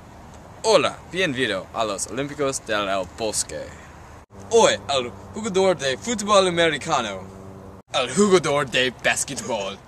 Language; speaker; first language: Spanish; non-native, learner; English